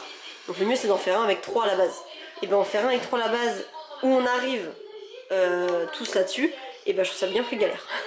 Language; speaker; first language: French; native; French